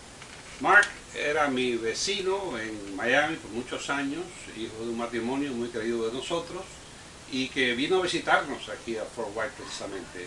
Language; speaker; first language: Spanish; native; Spanish